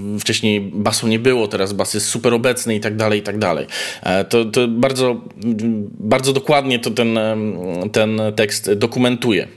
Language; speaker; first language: Polish; native; Polish